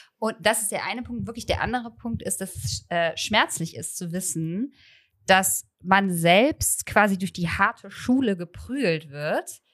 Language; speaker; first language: German; native; German